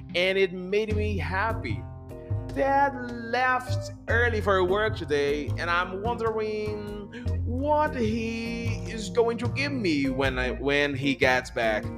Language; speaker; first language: English; non-native, fluent; Portuguese